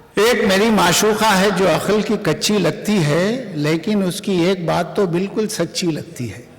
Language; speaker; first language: Urdu; native; Urdu